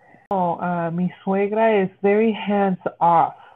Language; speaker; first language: English; early bilingual, other home language; Spanish